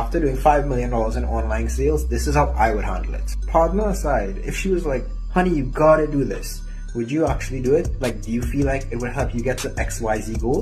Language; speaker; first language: English; native; English